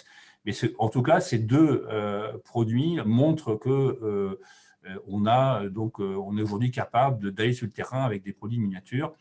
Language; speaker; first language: French; native; French